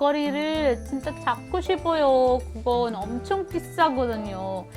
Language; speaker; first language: Korean; non-native, fluent; Filipino